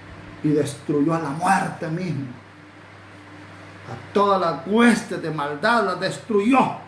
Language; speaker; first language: Spanish; native; Spanish